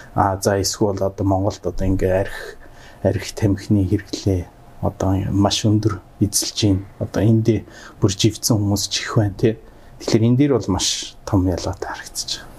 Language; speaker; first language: Mongolian; early bilingual, heritage; Mongolian